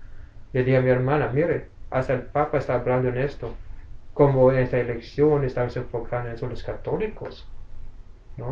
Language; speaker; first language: Spanish; non-native, fluent; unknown